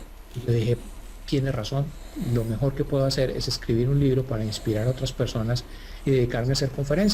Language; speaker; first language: Spanish; native; Spanish